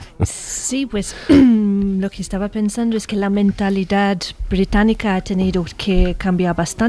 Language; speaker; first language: Spanish; non-native, fluent; English